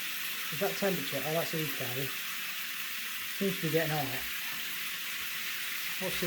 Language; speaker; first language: English; native; English